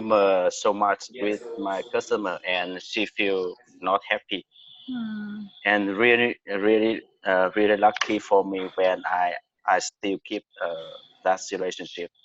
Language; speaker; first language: English; non-native, learner; Vietnamese